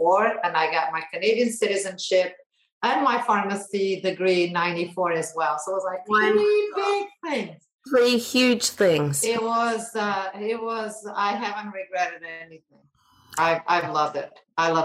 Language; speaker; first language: English; non-native, fluent; Portuguese